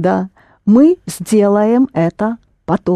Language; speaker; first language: Russian; non-native, fluent; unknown